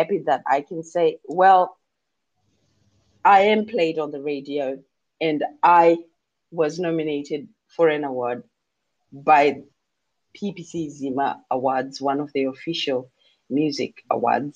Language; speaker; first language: English; non-native, local second language; Shona